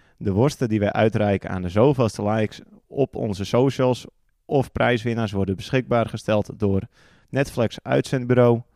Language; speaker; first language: Dutch; native; Dutch